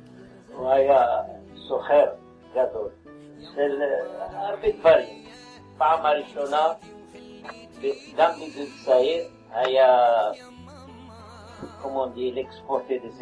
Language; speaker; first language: Hebrew; non-native, learner; Arabic